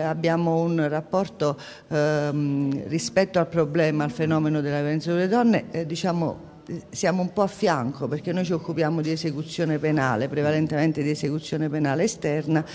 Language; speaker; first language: Italian; native; Italian